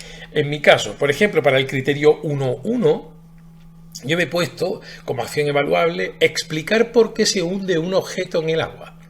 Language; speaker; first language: Spanish; native; Spanish